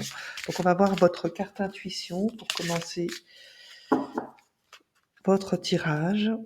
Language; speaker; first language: French; native; French